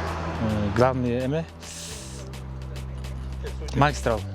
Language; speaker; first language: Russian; non-native, local second language; Kyrgyz